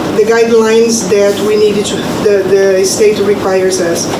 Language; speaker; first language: English; non-native, fluent; Portuguese